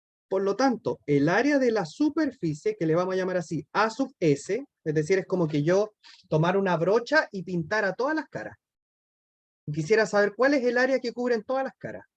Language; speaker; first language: Spanish; native; Spanish